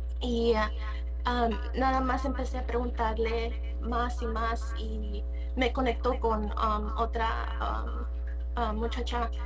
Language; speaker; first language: Spanish; early bilingual, heritage; Spanish